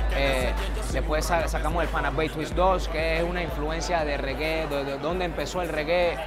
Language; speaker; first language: Spanish; native; Spanish